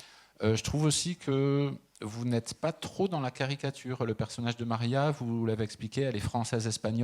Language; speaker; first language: French; native; French